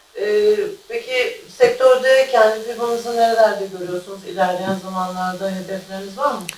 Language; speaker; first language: Turkish; native; Turkish